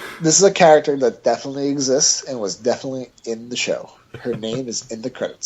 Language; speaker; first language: English; native; English